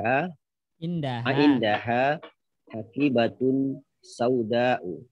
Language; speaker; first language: Arabic; non-native, learner; Indonesian